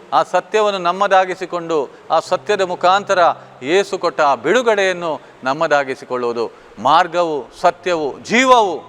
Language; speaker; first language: Kannada; non-native, local second language; Konkani